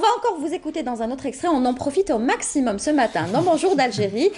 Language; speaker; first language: French; native; French